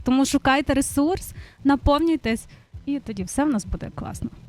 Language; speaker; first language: Ukrainian; native; Ukrainian